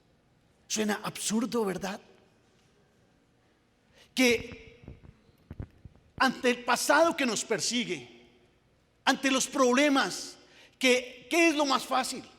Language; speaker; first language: Spanish; native; Spanish